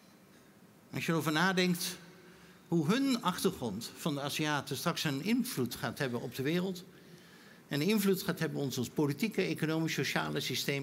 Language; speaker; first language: Dutch; native; Dutch